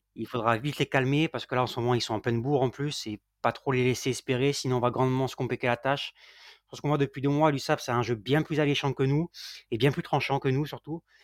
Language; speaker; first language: French; native; French